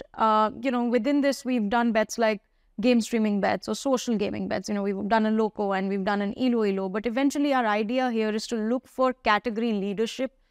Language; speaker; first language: English; non-native, local second language; Hindi